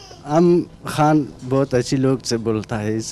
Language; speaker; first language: Hindi; non-native, learner; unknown